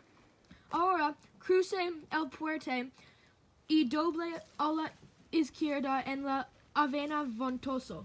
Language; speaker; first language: Spanish; non-native, learner; English